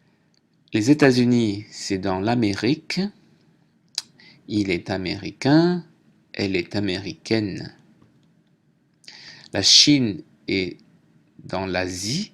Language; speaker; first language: French; native; French